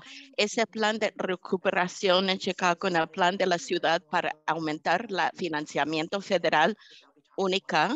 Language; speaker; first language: Spanish; early bilingual, heritage; English